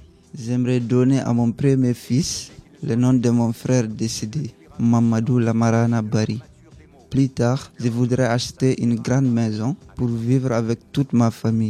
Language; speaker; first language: French; non-native, learner; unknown